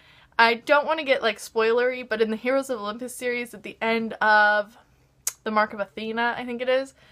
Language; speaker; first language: English; native; English